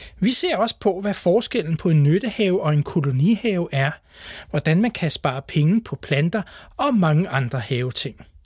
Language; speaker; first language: Danish; native; Danish